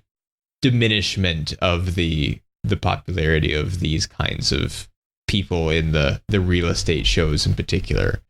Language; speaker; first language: English; native; English